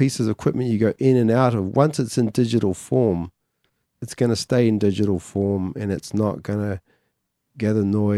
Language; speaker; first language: English; native; English